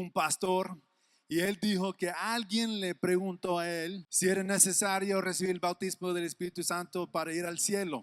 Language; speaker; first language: Spanish; non-native, fluent; English